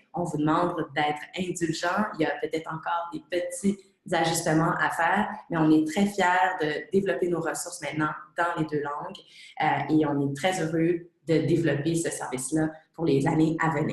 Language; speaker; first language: French; native; French